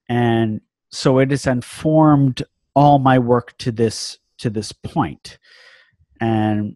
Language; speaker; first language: English; native; English